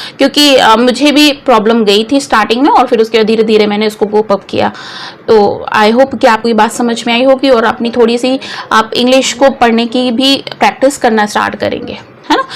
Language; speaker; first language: Hindi; native; Hindi